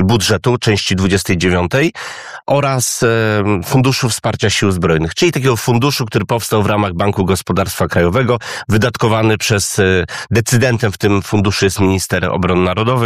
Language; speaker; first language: Polish; native; Polish